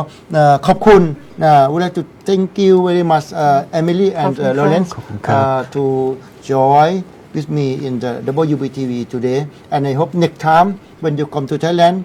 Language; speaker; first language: English; non-native, learner; Thai